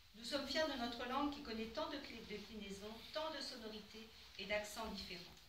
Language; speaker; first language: French; native; French